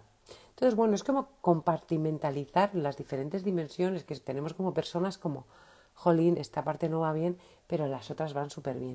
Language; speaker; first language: Spanish; native; Spanish